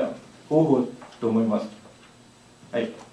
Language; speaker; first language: Japanese; non-native, learner; German